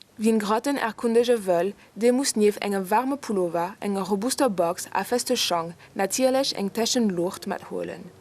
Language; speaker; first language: Luxembourgish; non-native, learner; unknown